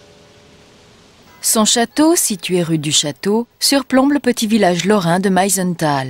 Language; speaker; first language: French; native; French